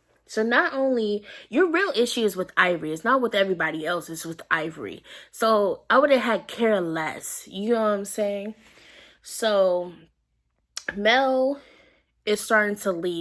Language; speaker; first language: English; native; English